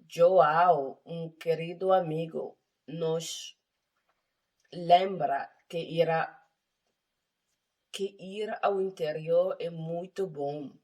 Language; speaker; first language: Portuguese; non-native, learner; English